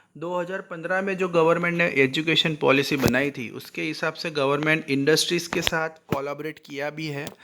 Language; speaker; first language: Hindi; native; Hindi